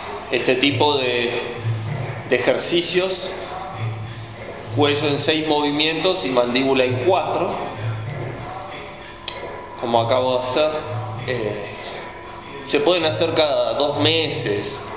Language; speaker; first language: Spanish; native; Spanish